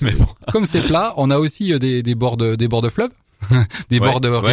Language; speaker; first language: French; native; French